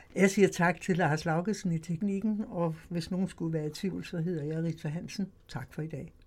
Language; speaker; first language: Danish; native; Danish